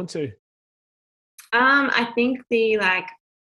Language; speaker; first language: English; native; English